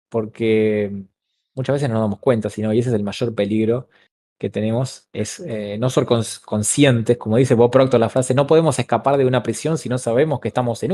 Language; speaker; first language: Spanish; native; Spanish